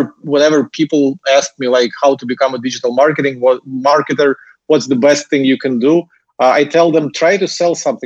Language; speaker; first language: English; non-native, fluent; Russian